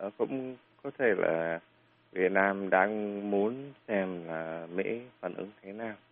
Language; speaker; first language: Vietnamese; non-native, fluent; English